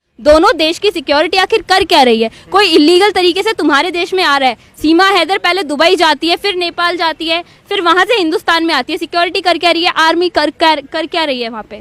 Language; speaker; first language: Hindi; native; Hindi